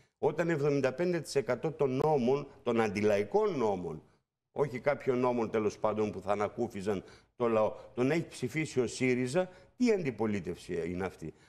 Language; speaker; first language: Greek; native; Greek